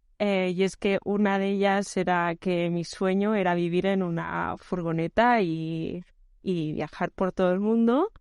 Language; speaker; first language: Spanish; early bilingual, other home language; Portuguese